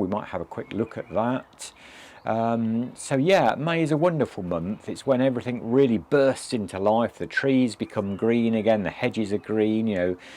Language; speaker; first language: English; native; English